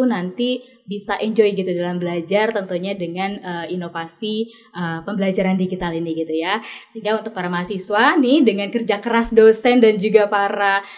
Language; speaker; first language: Indonesian; native; Indonesian